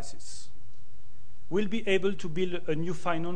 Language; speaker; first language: English; non-native, fluent; French